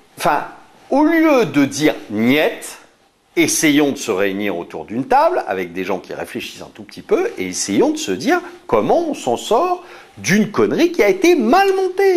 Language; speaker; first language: French; native; French